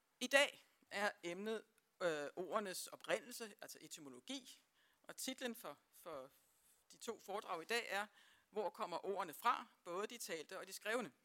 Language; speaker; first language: Danish; native; Danish